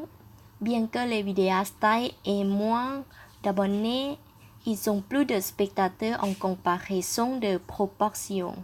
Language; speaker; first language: French; non-native, fluent; Thai